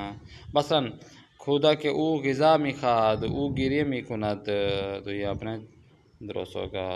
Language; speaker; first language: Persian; non-native, fluent; Urdu